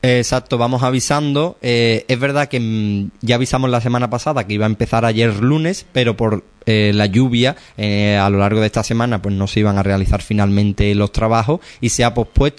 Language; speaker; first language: Spanish; native; Spanish